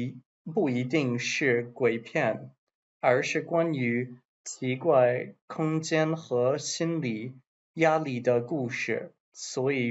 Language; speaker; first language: Chinese; non-native, learner; English